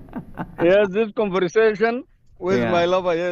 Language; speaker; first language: English; non-native, fluent; Arabic